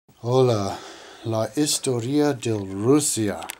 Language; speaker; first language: Spanish; non-native, learner; English